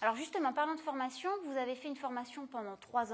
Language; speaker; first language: French; native; French